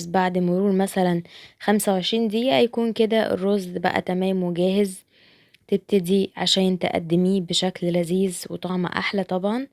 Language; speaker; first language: Arabic; native; Arabic